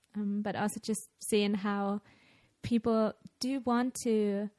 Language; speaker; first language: English; non-native, fluent; German